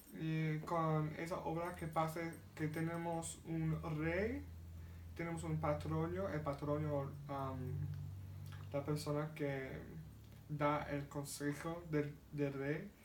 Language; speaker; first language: Spanish; non-native, learner; English